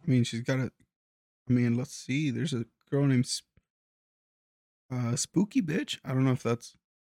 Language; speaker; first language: English; early bilingual, other home language; Spanish